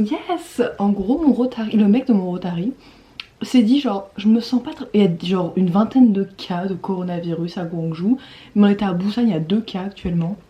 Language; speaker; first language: French; native; French